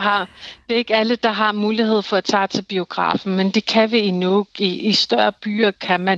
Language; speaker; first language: Danish; non-native, local second language; Kalaallisut